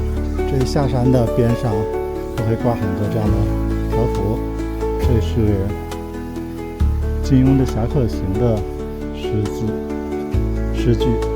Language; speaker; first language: Chinese; native; Chinese